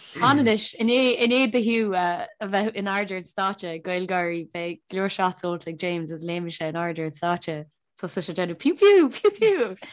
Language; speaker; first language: Irish; native; Irish